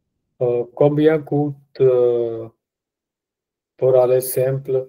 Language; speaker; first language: French; non-native, learner; Punjabi